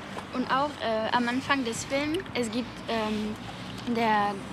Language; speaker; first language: German; non-native, learner; French